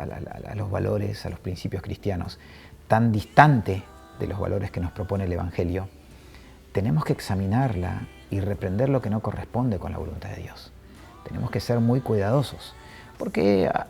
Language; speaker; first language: Spanish; native; Spanish